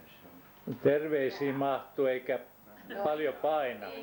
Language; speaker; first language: Finnish; native; Finnish